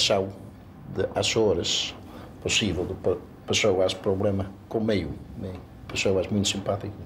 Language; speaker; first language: Portuguese; non-native, learner; Dutch